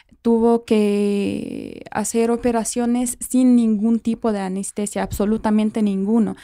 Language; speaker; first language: Spanish; non-native, fluent; Arabic